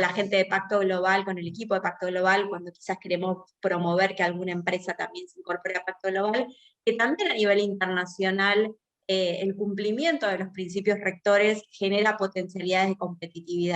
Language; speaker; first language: Spanish; native; Spanish